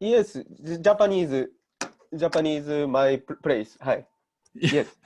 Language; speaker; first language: English; non-native, learner; Japanese